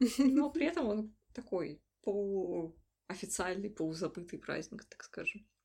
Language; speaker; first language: Russian; native; Russian